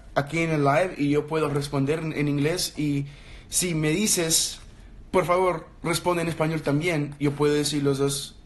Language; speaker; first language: Spanish; non-native, learner; English